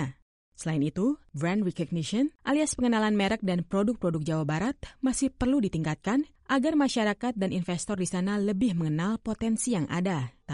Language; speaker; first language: Indonesian; native; Indonesian